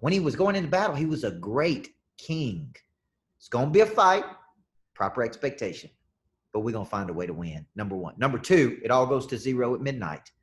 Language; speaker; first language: English; native; English